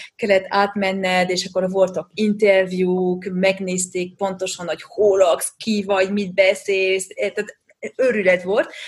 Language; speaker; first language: Hungarian; non-native, fluent; French